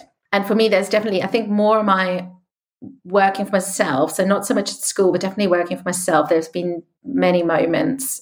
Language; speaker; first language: English; native; English